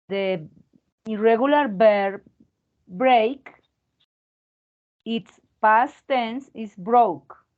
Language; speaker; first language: English; non-native, learner; Spanish